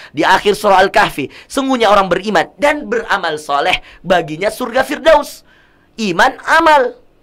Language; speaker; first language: Indonesian; native; Indonesian